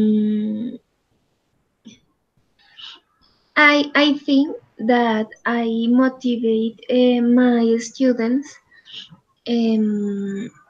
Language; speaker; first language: English; non-native, learner; Spanish